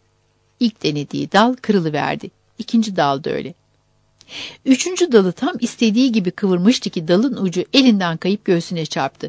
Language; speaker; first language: Turkish; native; Turkish